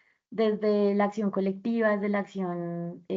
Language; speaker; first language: Spanish; native; Spanish